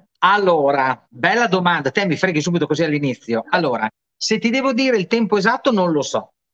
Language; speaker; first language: Italian; native; Italian